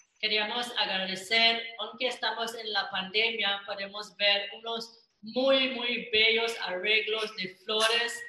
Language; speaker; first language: Spanish; non-native, fluent; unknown